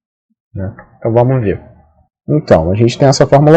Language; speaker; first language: Portuguese; native; Portuguese